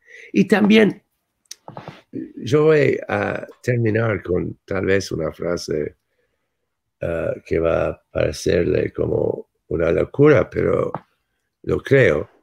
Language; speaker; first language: Spanish; non-native, fluent; English